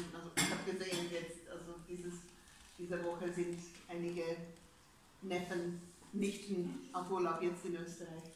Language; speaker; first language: German; non-native, fluent; English